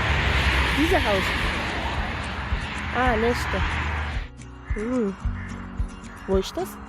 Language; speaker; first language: German; non-native, learner; Turkish